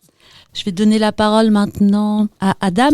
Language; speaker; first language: French; native; French